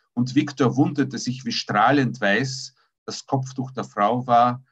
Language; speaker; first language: German; early bilingual, other home language; Russian